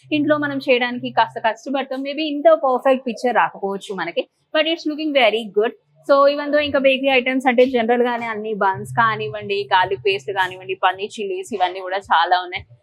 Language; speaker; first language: Telugu; native; Telugu